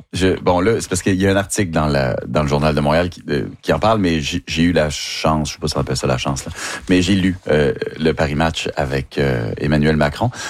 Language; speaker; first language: French; native; French